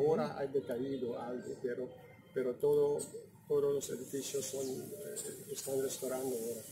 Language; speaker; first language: Spanish; non-native, local second language; Papiamento